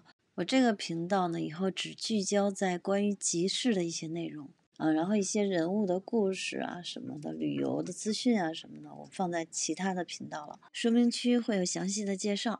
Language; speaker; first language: Chinese; native; Chinese